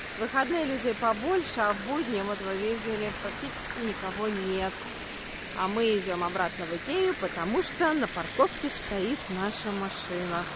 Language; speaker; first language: Russian; native; Russian